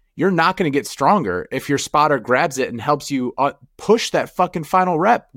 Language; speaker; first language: English; native; English